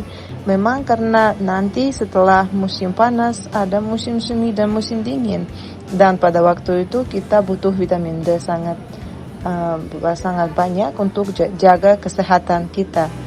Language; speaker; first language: Indonesian; non-native, fluent; Russian